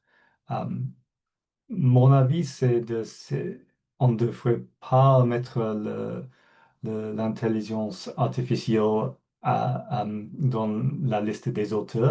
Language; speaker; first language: French; non-native, fluent; English